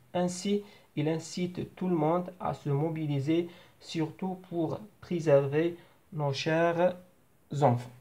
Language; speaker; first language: French; non-native, local second language; Arabic